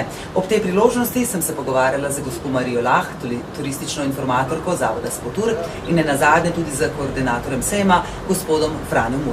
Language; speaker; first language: Slovenian; native; Slovenian